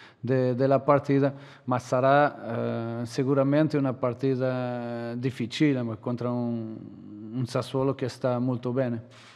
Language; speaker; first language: Italian; non-native, learner; Portuguese